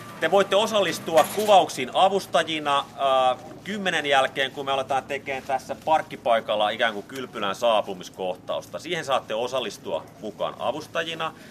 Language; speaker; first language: Finnish; native; Finnish